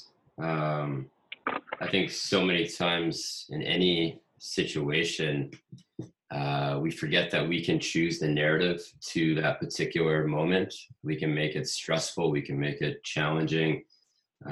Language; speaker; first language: English; native; English